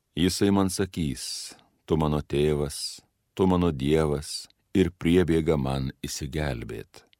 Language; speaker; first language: Lithuanian; native; Lithuanian